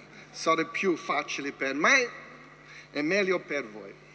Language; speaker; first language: Italian; non-native, learner; English